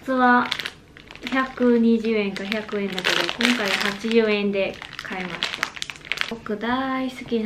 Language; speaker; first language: Japanese; non-native, learner; Vietnamese